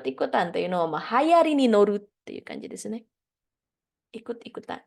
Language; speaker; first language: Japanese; non-native, fluent; Indonesian